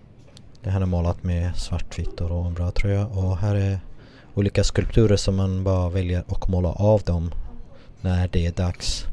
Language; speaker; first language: Swedish; non-native, fluent; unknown